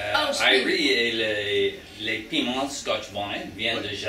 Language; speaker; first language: French; non-native, learner; English